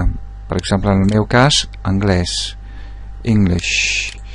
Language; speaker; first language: Catalan; non-native, local second language; Spanish